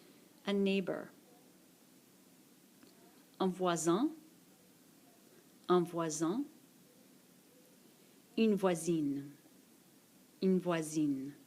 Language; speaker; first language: French; non-native, fluent; English